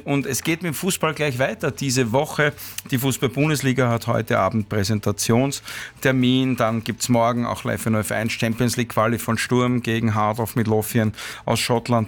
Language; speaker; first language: German; native; German